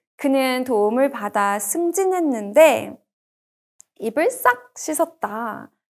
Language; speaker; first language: Korean; native; Korean